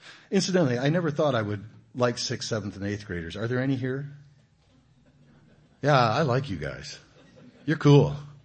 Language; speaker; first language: English; native; English